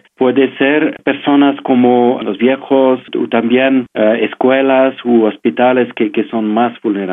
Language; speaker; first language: Spanish; non-native, fluent; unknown